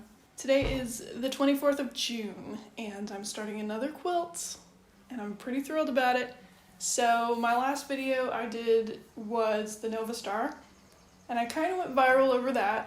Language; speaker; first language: English; native; English